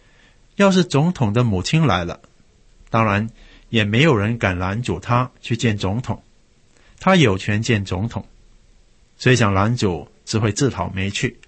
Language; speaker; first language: Chinese; native; Chinese